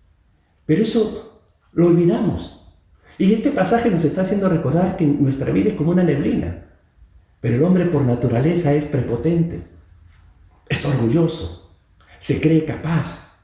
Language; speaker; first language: Spanish; native; Spanish